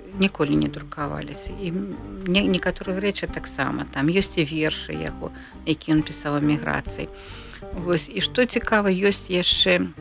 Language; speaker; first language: Belarusian; native; Belarusian